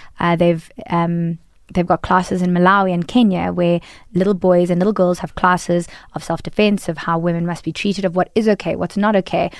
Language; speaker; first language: English; native; English